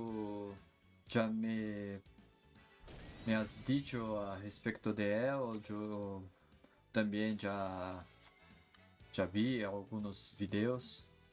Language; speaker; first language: Spanish; non-native, learner; Portuguese